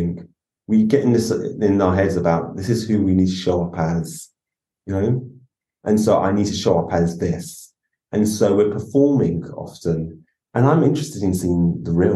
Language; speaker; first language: English; native; English